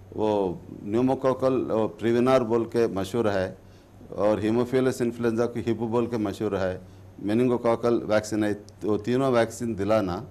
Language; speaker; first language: Hindi; non-native, local second language; Telugu